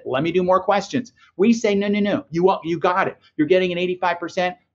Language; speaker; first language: English; native; English